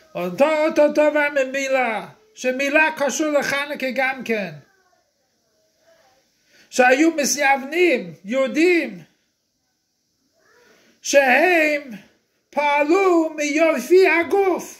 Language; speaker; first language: Hebrew; non-native, fluent; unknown